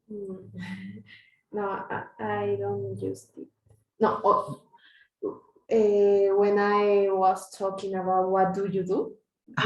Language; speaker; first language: English; non-native, learner; Spanish